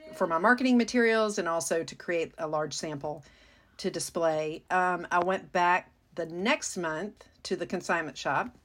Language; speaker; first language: English; native; English